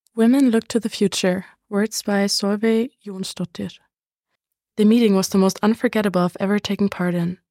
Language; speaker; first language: English; non-native, fluent; German